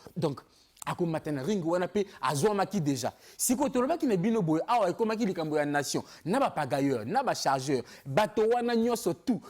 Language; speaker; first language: Lingala; native; Lingala